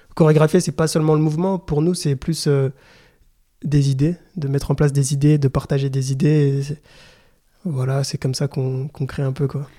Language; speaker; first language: French; early bilingual, other home language; Lingala